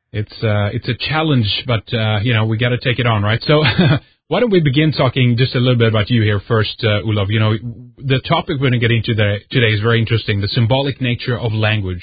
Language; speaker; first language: English; non-native, fluent; Swedish